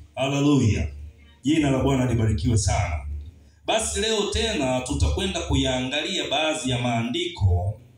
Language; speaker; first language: Swahili; native; Swahili